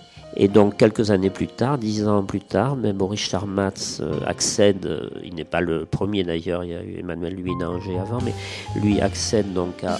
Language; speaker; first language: French; native; French